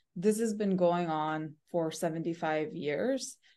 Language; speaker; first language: English; early bilingual, other home language; Urdu